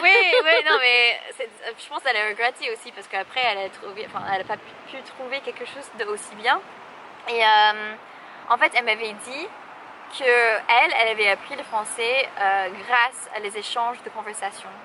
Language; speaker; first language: French; non-native, fluent; English